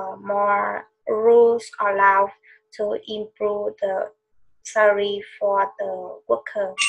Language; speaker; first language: English; non-native, learner; Vietnamese